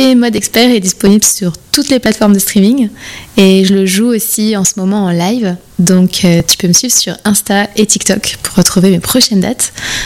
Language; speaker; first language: French; native; French